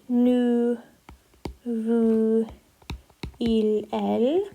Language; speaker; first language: French; non-native, fluent; English